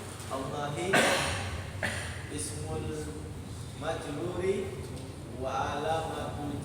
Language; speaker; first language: Arabic; non-native, learner; Indonesian